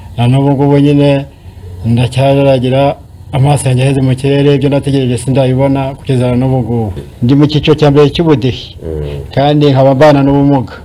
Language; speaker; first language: Kinyarwanda; native; Kinyarwanda